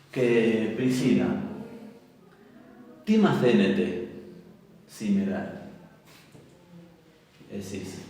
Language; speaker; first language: Greek; non-native, fluent; Spanish